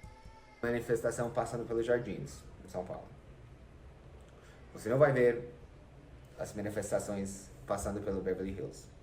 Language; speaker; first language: Portuguese; non-native, fluent; English